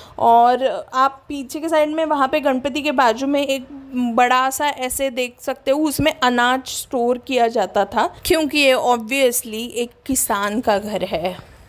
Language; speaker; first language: Hindi; non-native, local second language; Marathi